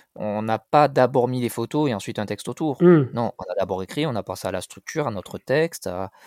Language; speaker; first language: French; native; French